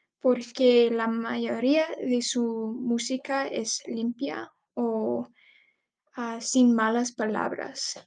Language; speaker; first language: Spanish; non-native, learner; English